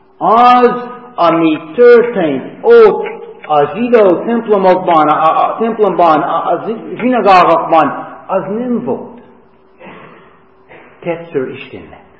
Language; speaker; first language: Hungarian; non-native, fluent; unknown